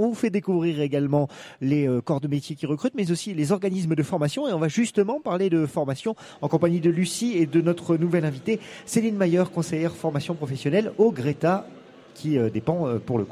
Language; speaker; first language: French; native; French